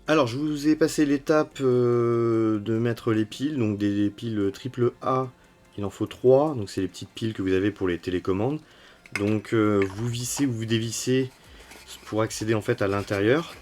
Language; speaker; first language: French; native; French